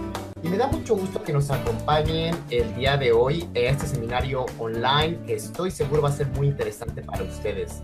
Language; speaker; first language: Spanish; native; Spanish